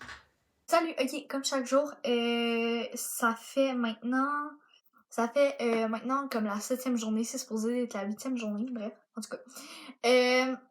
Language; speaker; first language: French; native; French